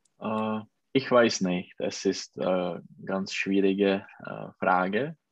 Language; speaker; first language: German; non-native, learner; Czech